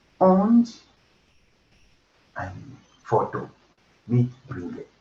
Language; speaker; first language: German; non-native, fluent; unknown